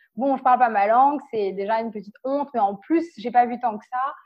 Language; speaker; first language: French; native; French